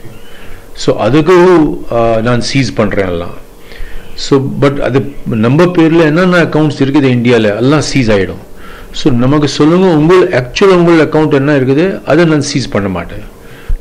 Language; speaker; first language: Tamil; non-native, local second language; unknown